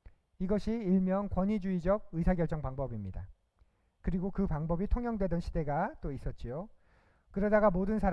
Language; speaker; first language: Korean; native; Korean